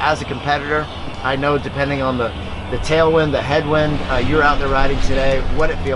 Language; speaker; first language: English; native; English